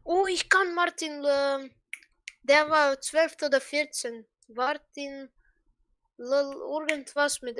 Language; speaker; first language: German; non-native, learner; Croatian